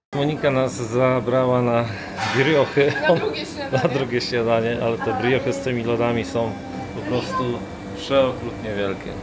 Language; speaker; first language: Polish; native; Polish